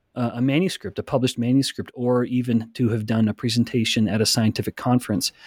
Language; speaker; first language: English; native; English